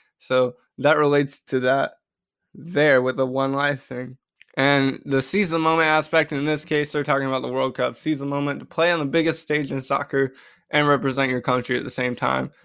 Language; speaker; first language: English; native; English